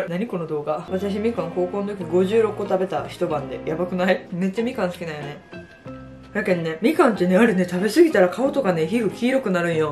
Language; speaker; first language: Japanese; native; Japanese